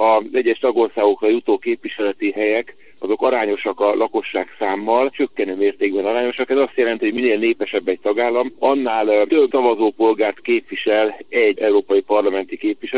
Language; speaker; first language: Hungarian; native; Hungarian